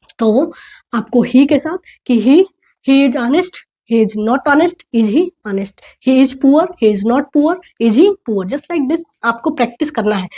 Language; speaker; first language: Hindi; native; Hindi